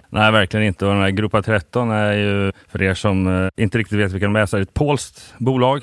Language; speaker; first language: Swedish; native; Swedish